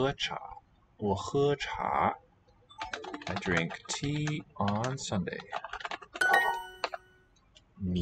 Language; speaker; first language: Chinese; non-native, learner; English